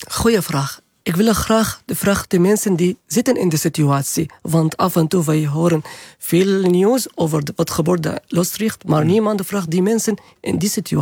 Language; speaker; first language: Dutch; non-native, learner; Arabic